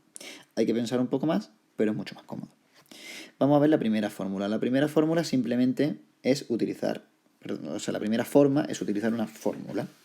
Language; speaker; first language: Spanish; native; Spanish